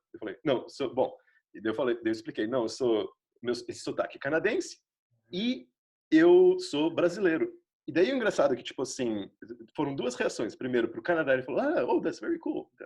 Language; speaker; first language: Portuguese; native; Portuguese